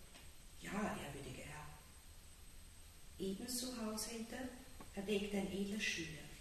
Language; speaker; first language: German; native; German